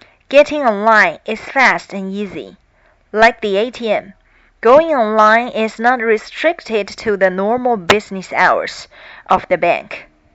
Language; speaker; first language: English; non-native, fluent; Chinese